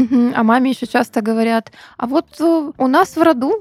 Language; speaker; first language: Russian; native; Russian